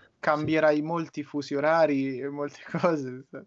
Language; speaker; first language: Italian; native; Italian